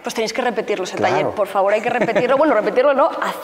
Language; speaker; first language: Spanish; native; Spanish